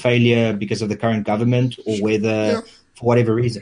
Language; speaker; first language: English; non-native, local second language; Afrikaans